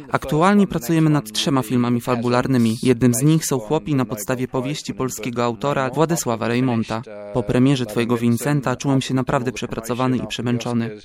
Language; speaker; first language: Polish; native; Polish